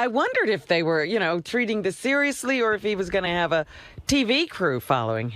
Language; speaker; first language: English; native; English